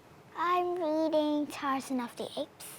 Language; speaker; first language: English; non-native, fluent; Vietnamese